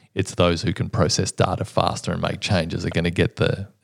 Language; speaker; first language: English; native; English